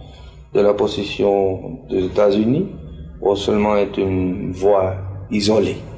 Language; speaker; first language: French; non-native, fluent; Spanish